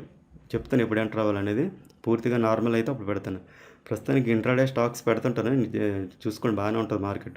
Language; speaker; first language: Telugu; native; Telugu